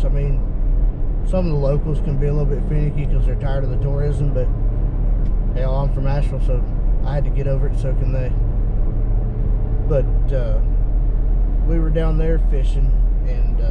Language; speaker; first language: English; native; English